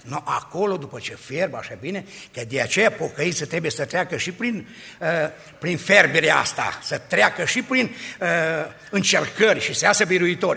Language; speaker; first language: Romanian; native; Romanian